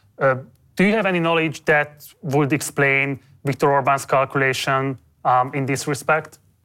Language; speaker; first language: English; non-native, fluent; Hungarian